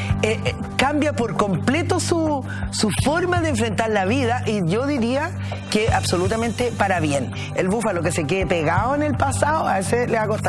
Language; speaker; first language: Spanish; native; Spanish